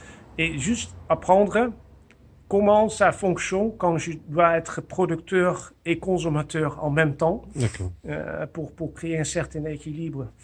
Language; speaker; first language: French; non-native, fluent; Dutch